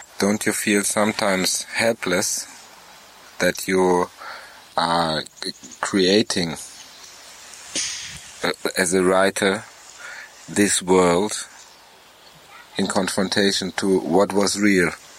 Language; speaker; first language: English; non-native, fluent; German